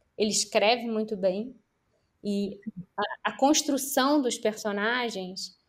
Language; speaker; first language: Portuguese; native; Portuguese